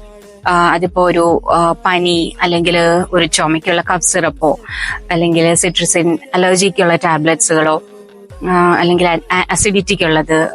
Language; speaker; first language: Malayalam; native; Malayalam